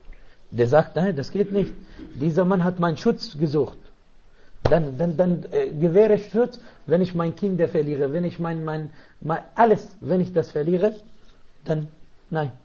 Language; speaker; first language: German; non-native, fluent; Arabic